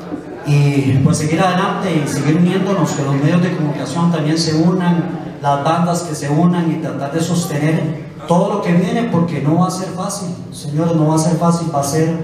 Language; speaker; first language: Spanish; native; Spanish